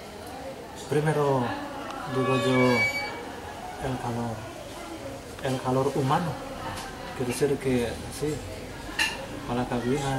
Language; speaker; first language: Spanish; non-native, learner; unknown